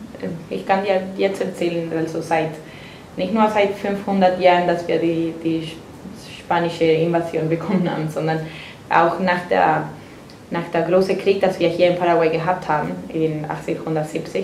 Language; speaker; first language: German; non-native, fluent; Spanish